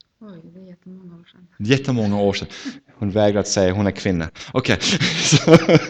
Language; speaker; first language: Swedish; non-native, fluent; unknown